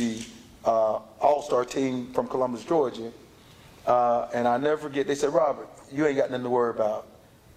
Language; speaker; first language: English; native; English